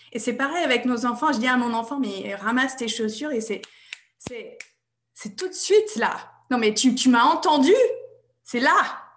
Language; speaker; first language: French; non-native, fluent; English